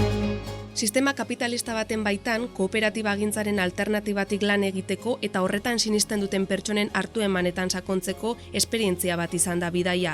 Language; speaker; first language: Basque; native; Basque